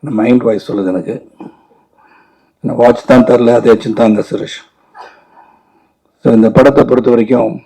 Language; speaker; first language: Tamil; native; Tamil